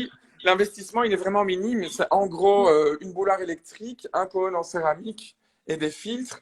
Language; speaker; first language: French; native; French